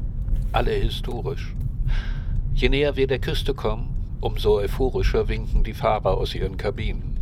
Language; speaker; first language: German; native; German